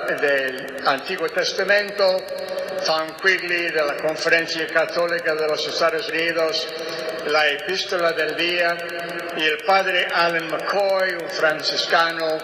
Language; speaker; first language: Spanish; non-native, fluent; English